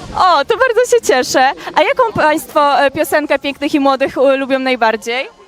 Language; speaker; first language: Polish; native; Polish